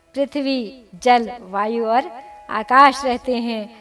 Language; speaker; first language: Hindi; native; Hindi